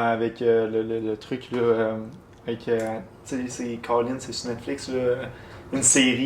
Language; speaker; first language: French; native; French